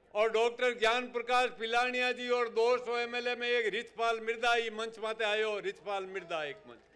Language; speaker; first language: Hindi; native; Hindi